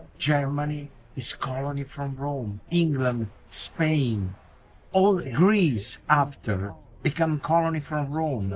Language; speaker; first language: English; non-native, learner; Italian